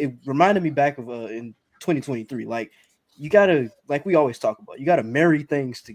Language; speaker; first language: English; native; English